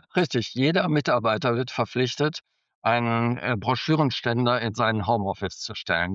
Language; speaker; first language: German; native; German